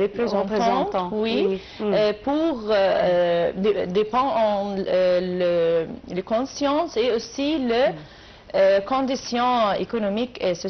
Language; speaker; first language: French; non-native, learner; Arabic